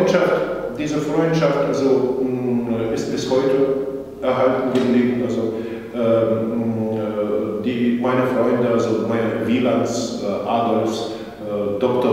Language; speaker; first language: German; non-native, fluent; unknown